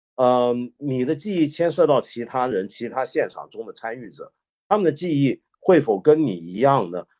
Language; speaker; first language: Chinese; non-native, local second language; Cantonese